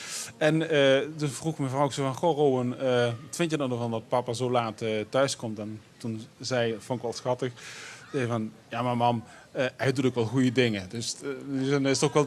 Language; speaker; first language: Dutch; native; Dutch